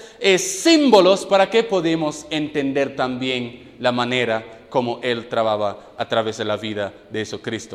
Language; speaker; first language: Spanish; non-native, fluent; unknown